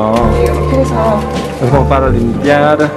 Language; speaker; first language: Spanish; non-native, fluent; Korean